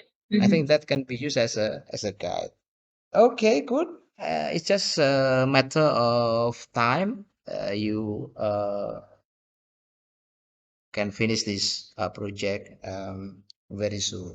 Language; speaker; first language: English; non-native, fluent; Indonesian